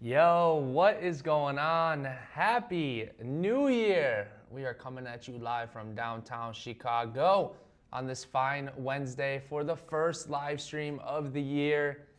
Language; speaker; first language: English; native; English